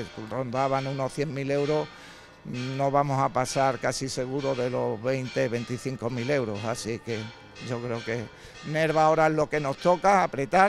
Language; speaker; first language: Spanish; native; Spanish